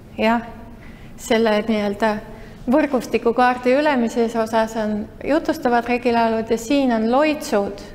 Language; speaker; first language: Estonian; native; Estonian